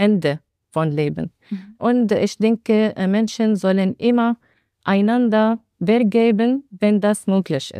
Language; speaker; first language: German; non-native, learner; Arabic